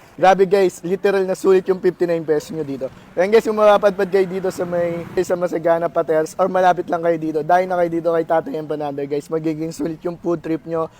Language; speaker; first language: Filipino; native; Filipino